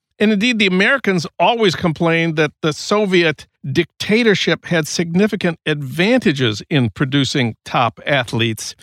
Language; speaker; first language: English; native; English